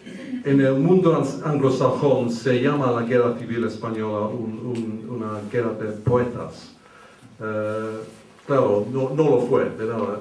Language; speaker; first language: Spanish; early bilingual, heritage; English